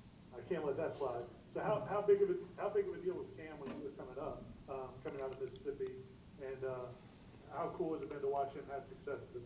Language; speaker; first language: English; native; English